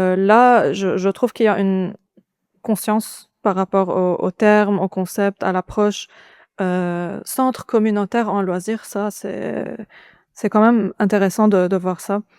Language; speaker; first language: French; non-native, local second language; Arabic